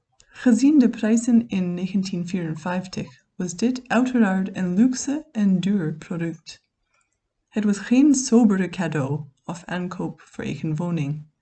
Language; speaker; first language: Dutch; non-native, fluent; English